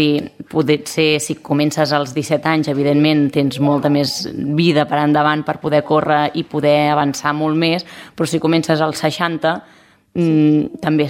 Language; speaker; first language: Catalan; native; Catalan